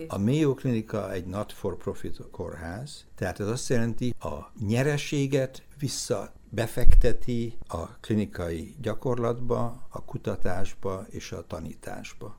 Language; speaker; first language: Hungarian; native; Hungarian